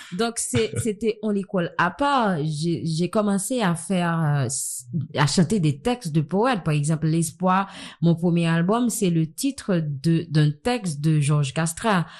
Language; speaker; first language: French; non-native, local second language; Haitian Creole